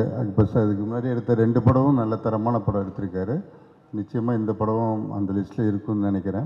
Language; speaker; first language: Tamil; native; Tamil